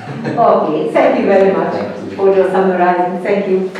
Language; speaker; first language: English; non-native, fluent; Hungarian